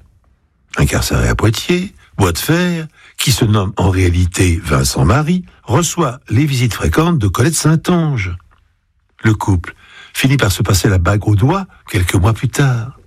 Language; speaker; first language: French; native; French